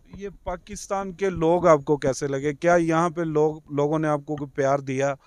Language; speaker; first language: Urdu; non-native, local second language; Punjabi